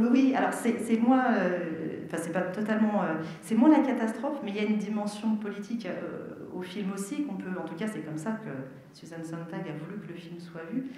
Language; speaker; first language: French; native; French